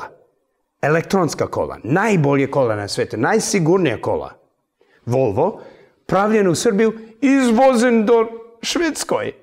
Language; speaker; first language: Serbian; early bilingual, heritage; English